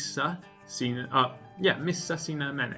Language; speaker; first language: Finnish; non-native, learner; English